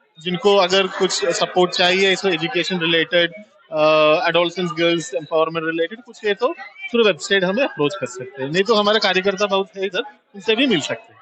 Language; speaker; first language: Hindi; non-native, local second language; Malayalam